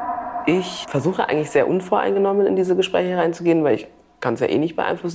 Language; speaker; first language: German; native; German